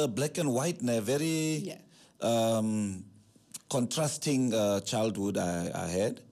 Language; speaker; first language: English; non-native, local second language; Afrikaans